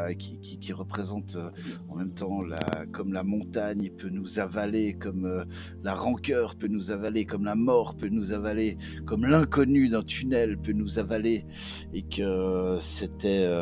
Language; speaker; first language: French; native; French